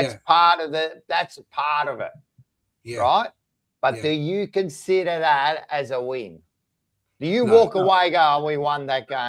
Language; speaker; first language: English; native; English